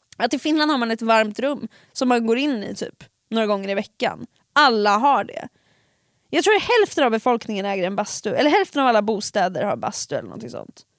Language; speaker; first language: Swedish; early bilingual, other home language; Finnish